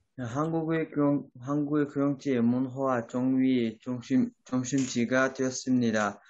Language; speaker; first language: Korean; non-native, learner; Uzbek